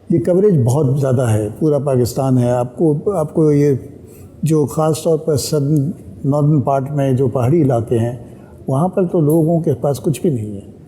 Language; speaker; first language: Urdu; native; Urdu